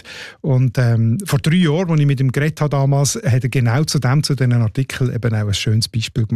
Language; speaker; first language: German; native; German